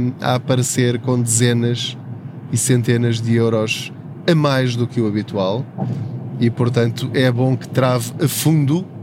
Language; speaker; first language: Portuguese; native; Portuguese